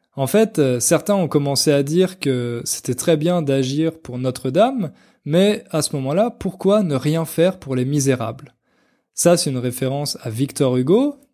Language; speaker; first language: French; native; French